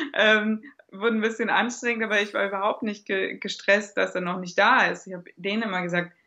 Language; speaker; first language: German; native; German